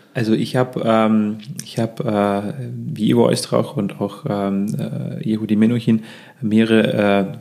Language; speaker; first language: German; early bilingual, other home language; Russian